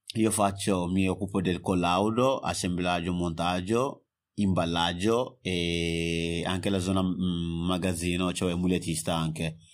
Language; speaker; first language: Italian; non-native, fluent; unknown